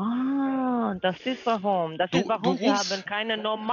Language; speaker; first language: German; non-native, learner; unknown